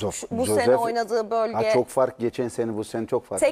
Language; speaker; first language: Turkish; non-native, learner; Portuguese